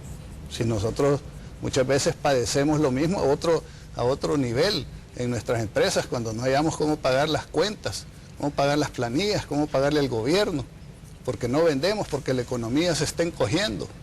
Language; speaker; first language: Spanish; native; Spanish